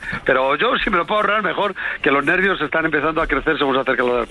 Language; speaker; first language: Spanish; native; Spanish